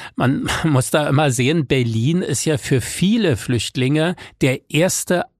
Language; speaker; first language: German; native; German